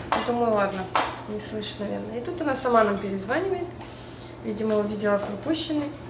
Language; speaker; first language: Russian; native; Russian